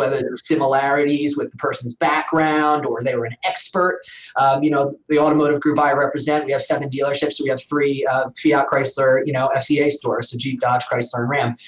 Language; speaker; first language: English; native; English